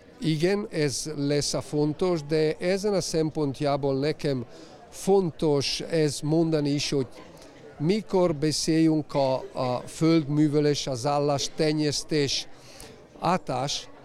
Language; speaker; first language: Hungarian; non-native, learner; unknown